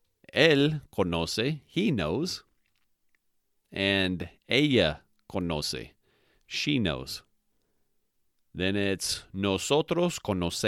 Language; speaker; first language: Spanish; non-native, fluent; English